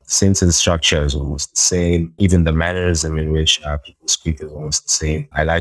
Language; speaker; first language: English; non-native, local second language; Xhosa